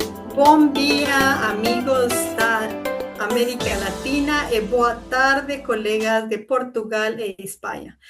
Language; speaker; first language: Portuguese; non-native, fluent; Spanish